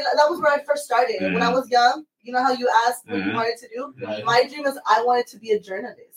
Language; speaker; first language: English; early bilingual, other home language; Spanish